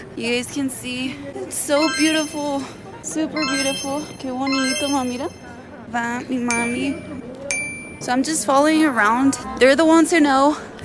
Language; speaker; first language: English; early bilingual, other home language; Spanish